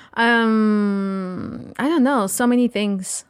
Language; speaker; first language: English; non-native, fluent; Portuguese